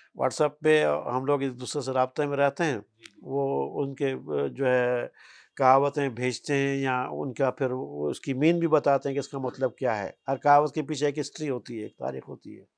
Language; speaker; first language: Urdu; non-native, local second language; Sindhi